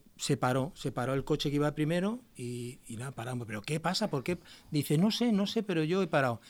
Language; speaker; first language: Spanish; native; Spanish